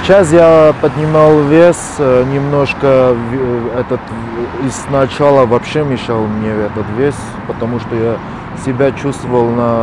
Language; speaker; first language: Russian; non-native, fluent; Armenian